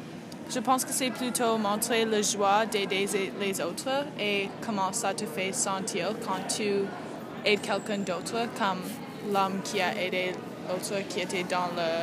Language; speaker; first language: French; non-native, learner; English